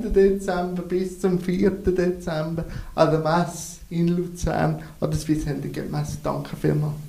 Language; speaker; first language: German; native; German